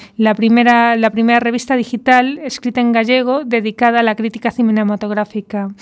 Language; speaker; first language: Spanish; native; Spanish